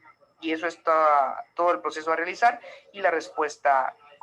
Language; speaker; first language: Spanish; native; Spanish